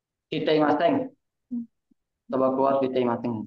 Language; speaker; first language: Japanese; non-native, learner; Indonesian